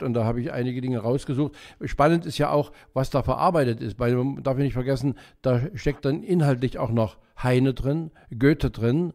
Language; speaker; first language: German; native; German